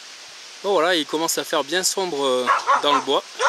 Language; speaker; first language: French; native; French